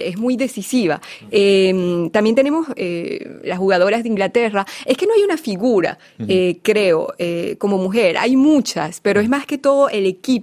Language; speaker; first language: Spanish; native; Spanish